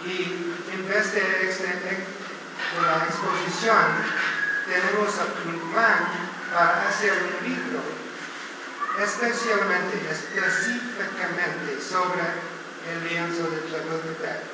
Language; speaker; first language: Spanish; non-native, learner; English